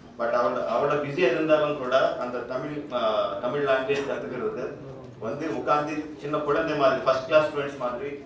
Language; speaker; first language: Tamil; non-native, local second language; Telugu